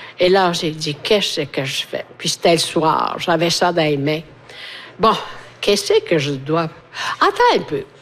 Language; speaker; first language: French; non-native, fluent; Italian